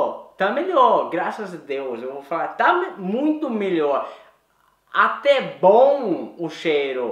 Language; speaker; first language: Portuguese; non-native, fluent; Swedish